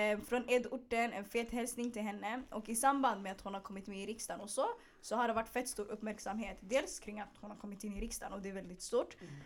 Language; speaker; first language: Swedish; early bilingual, other home language; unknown